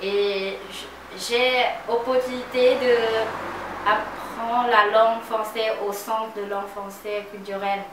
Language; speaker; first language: French; non-native, learner; Lao